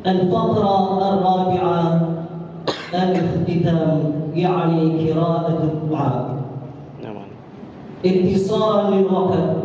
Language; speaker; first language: Arabic; non-native, learner; Indonesian